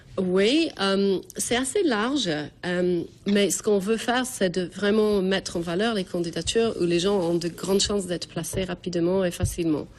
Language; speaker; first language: French; non-native, fluent; English